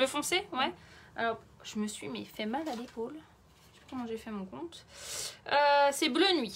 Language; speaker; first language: French; native; French